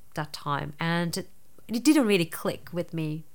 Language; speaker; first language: English; non-native, fluent; Japanese